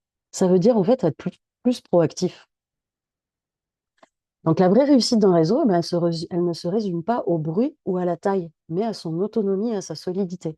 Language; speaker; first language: French; native; French